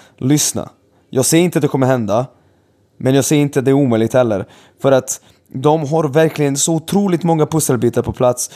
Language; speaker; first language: Swedish; native; Swedish